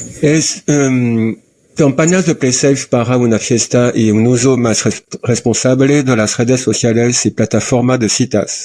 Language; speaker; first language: Spanish; non-native, learner; French